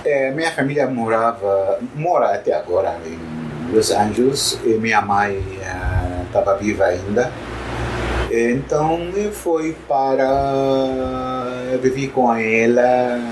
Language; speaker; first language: Portuguese; non-native, fluent; Arabic